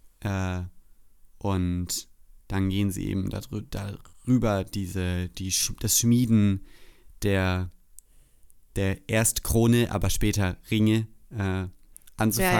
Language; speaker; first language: German; native; German